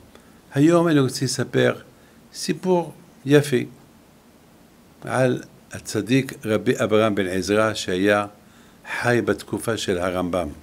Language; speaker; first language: Hebrew; non-native, fluent; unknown